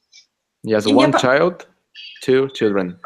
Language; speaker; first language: English; non-native, fluent; Russian